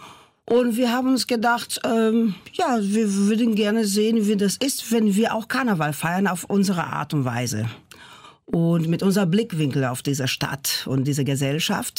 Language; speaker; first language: German; non-native, fluent; Portuguese